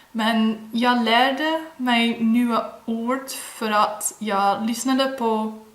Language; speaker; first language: Swedish; non-native, learner; Dutch